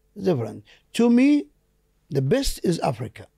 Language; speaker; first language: English; non-native, fluent; Arabic